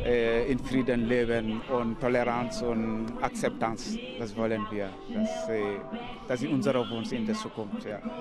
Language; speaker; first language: German; non-native, learner; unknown